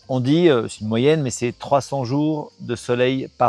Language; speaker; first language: French; native; French